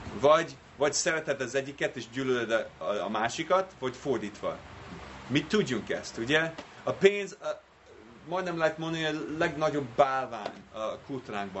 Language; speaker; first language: Hungarian; non-native, fluent; English